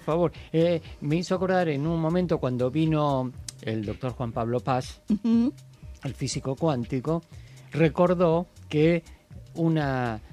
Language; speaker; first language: Spanish; native; Spanish